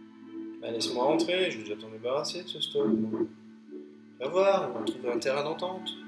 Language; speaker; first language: French; native; French